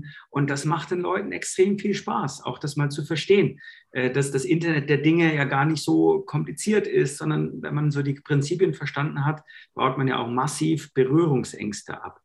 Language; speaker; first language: German; native; German